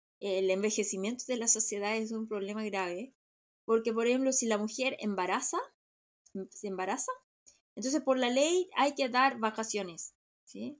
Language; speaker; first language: Spanish; non-native, fluent; Korean